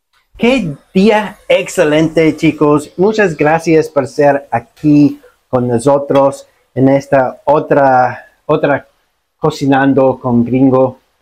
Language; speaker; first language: Spanish; non-native, learner; English